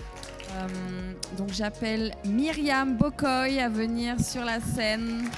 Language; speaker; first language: French; native; French